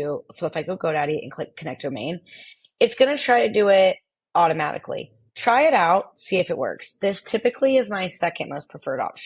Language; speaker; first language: English; native; English